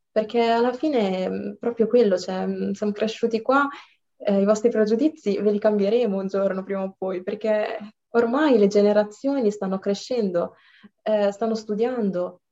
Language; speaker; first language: Italian; early bilingual, other home language; Arabic